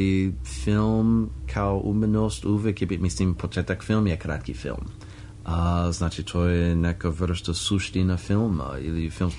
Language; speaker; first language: Serbian; non-native, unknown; English